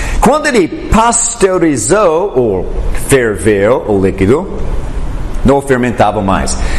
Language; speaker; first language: Portuguese; non-native, fluent; English